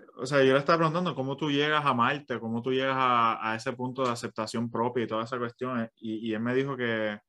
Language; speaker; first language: Spanish; early bilingual, other home language; English